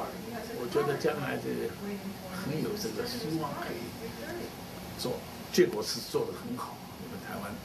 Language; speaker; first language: Chinese; non-native, local second language; Cantonese